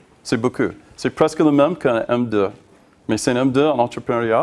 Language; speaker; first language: French; non-native, learner; English